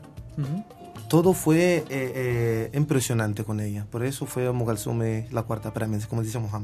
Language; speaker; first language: Spanish; non-native, fluent; Arabic